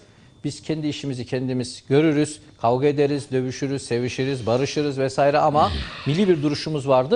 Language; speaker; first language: Turkish; native; Turkish